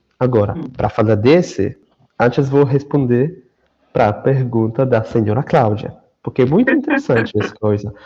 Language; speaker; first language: Portuguese; non-native, fluent; Romany